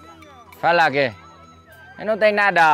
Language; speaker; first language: Portuguese; non-native, learner; Vietnamese